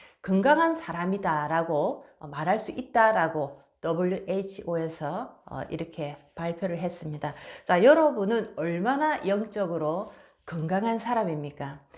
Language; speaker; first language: Korean; native; Korean